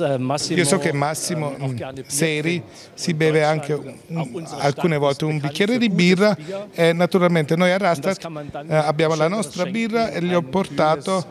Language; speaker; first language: Italian; non-native, fluent; German